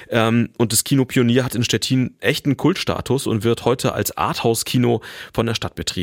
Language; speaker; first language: German; native; German